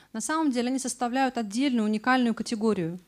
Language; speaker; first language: Russian; native; Russian